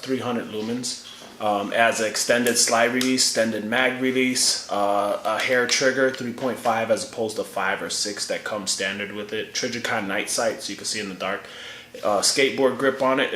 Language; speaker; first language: English; native; English